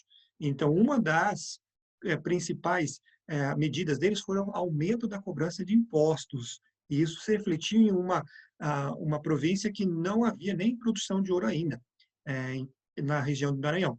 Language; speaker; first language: Portuguese; native; Portuguese